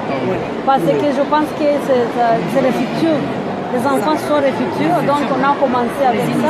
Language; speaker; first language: French; non-native, local second language; Kinyarwanda